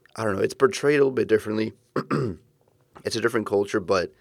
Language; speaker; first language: English; early bilingual, other home language; Spanish